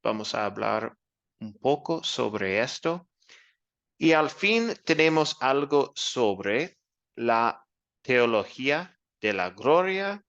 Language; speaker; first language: Spanish; non-native, fluent; English